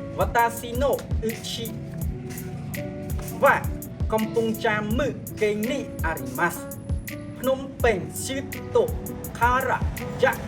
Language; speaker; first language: Japanese; non-native, learner; Khmer